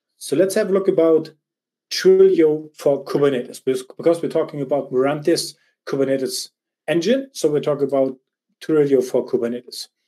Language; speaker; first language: English; non-native, fluent; German